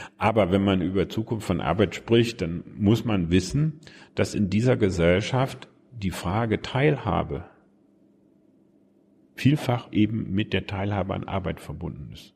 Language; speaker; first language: German; native; German